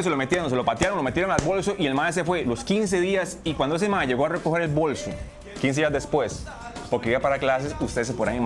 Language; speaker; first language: Spanish; native; Spanish